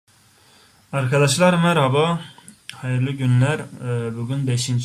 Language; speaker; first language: Turkish; non-native, fluent; Tajik